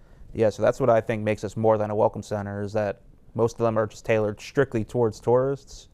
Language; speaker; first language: English; native; English